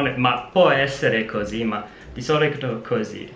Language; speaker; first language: Italian; non-native, fluent; English